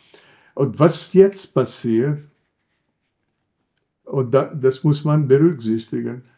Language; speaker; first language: German; non-native, fluent; Arabic